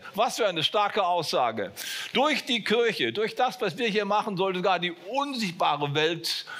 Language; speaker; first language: German; native; German